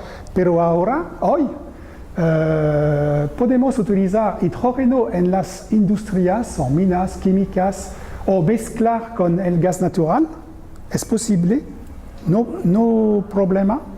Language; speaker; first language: Spanish; non-native, learner; French